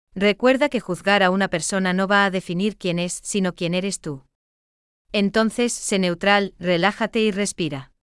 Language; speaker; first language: Spanish; non-native, fluent; German